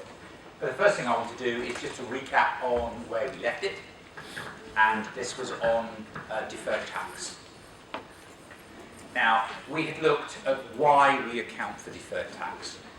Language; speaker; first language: English; native; English